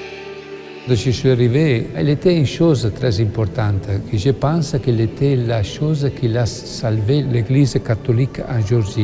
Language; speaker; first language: French; non-native, learner; Italian